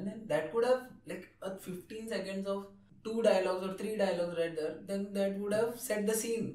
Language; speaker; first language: English; non-native, local second language; Telugu